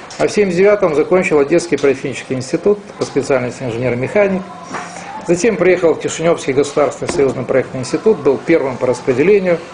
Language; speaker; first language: Russian; non-native, local second language; Romanian